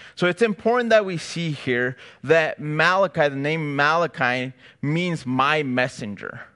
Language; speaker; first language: English; native; English